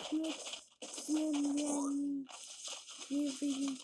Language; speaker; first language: Russian; early bilingual, heritage; Russian